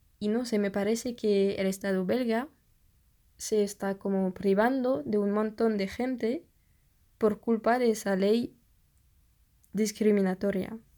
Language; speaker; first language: Spanish; non-native, fluent; French